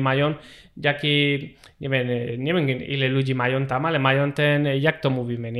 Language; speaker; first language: Polish; non-native, learner; Spanish